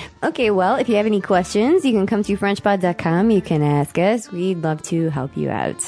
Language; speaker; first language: English; native; English